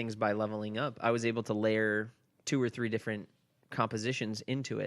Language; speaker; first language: English; native; English